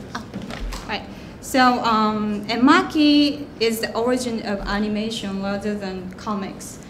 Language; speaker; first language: English; non-native, fluent; Japanese